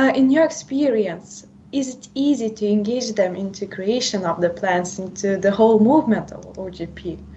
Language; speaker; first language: English; non-native, fluent; Lithuanian